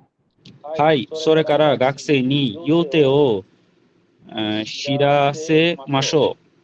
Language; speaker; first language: Japanese; non-native, learner; Bangla